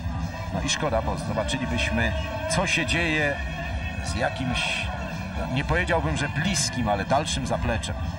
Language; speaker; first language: Polish; native; Polish